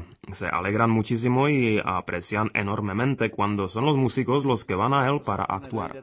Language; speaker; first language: Spanish; native; Spanish